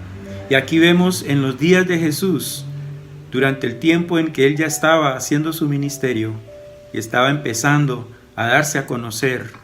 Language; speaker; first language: Spanish; native; Spanish